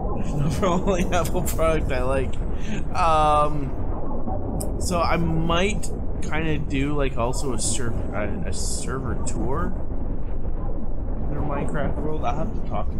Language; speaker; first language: English; native; English